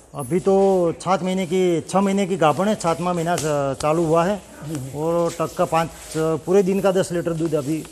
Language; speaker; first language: Hindi; non-native, local second language; Gujarati